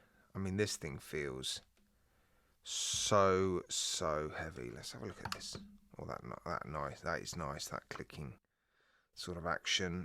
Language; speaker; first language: English; native; English